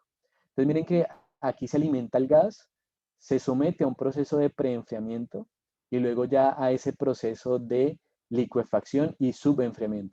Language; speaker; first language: Spanish; native; Spanish